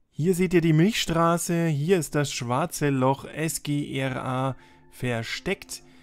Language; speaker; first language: German; native; German